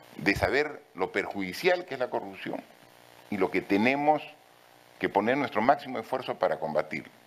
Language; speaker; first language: Spanish; native; Spanish